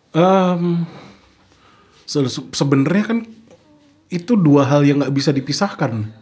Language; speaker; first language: Indonesian; native; Indonesian